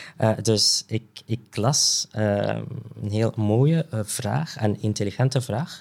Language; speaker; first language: Dutch; non-native, fluent; Riffian